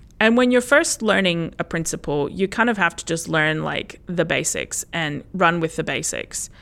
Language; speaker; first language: English; early bilingual, other home language; Spanish